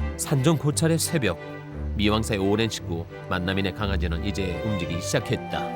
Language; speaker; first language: Korean; native; Korean